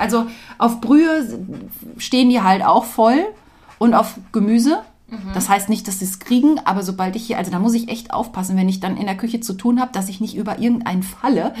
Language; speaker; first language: German; native; German